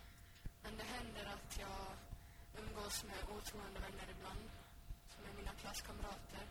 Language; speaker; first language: Swedish; early bilingual, other home language; Finnish